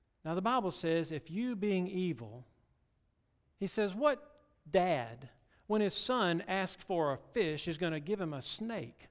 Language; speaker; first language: English; native; English